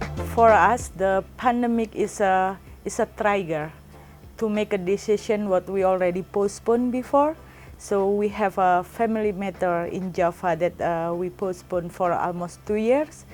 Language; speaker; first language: English; non-native, learner; Indonesian